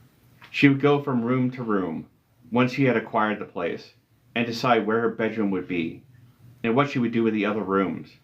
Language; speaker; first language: English; native; English